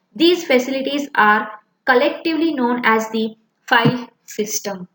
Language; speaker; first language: English; non-native, local second language; Kannada